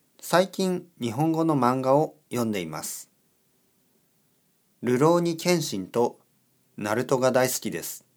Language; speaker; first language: Japanese; non-native, learner; English